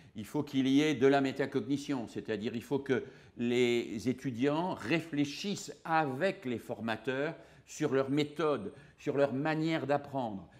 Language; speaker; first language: French; native; French